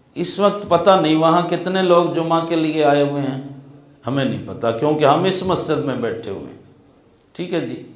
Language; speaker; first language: Urdu; non-native, local second language; Punjabi